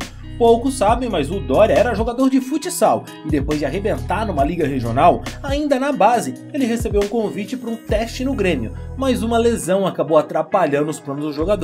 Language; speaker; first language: Portuguese; native; Portuguese